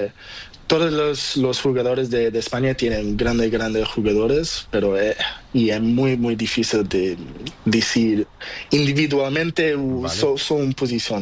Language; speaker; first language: Spanish; non-native, learner; Portuguese